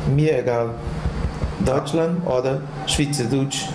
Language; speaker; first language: German; non-native, learner; Portuguese